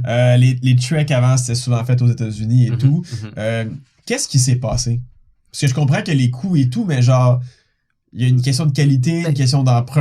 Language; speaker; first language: French; native; French